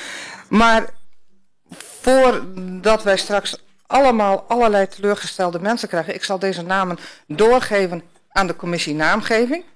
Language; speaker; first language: Dutch; native; Dutch